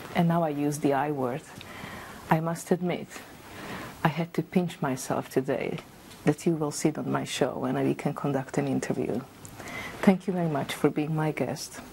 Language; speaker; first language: English; non-native, fluent; Slovak